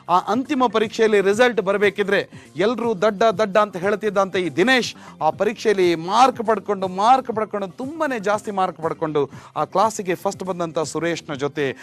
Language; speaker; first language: Kannada; native; Kannada